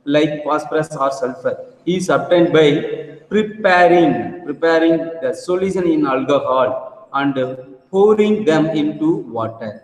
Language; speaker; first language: English; non-native, local second language; Tamil